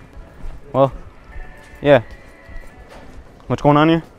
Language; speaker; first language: English; native; English